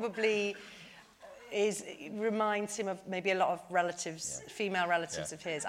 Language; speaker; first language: English; native; English